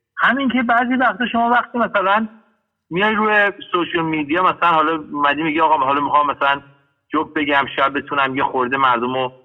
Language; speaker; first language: Persian; early bilingual, heritage; Persian